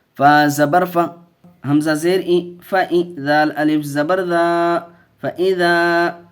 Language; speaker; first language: Urdu; native; Urdu